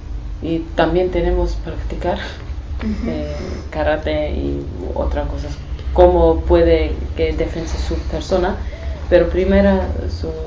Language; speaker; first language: Spanish; non-native, learner; Kurdish